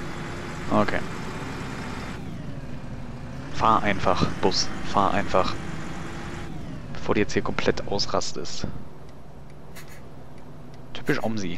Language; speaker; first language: German; native; German